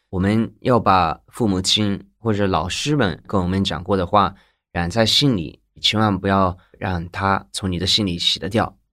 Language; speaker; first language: Chinese; non-native, fluent; Japanese